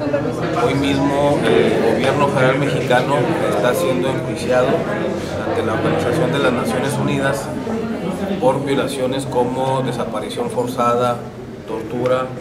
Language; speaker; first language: Spanish; native; Spanish